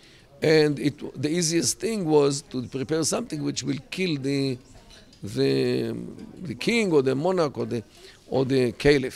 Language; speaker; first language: English; non-native, fluent; Hebrew